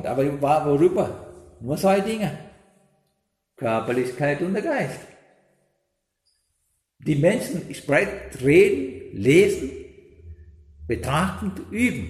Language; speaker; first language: German; non-native, learner; Sinhala